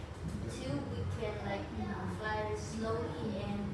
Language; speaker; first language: English; non-native, learner; Vietnamese